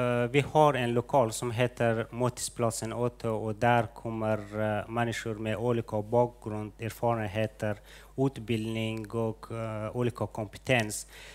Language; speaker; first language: Swedish; non-native, fluent; Hazaragi